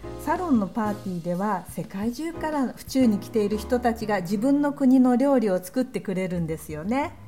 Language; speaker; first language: Japanese; native; Japanese